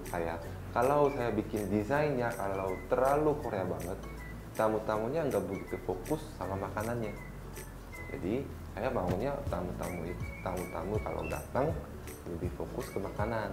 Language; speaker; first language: Indonesian; non-native, fluent; Korean